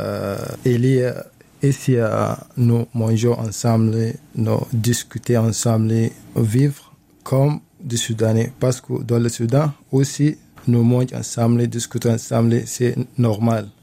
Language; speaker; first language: French; non-native, learner; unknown